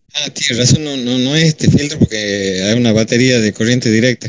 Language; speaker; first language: Spanish; native; Spanish